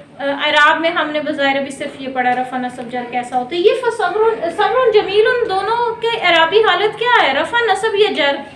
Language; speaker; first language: Urdu; native; Urdu